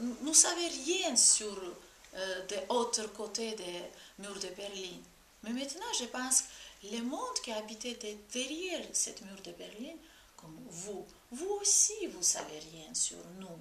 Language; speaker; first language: French; non-native, fluent; Georgian